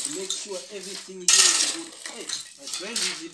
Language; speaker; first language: English; non-native, learner; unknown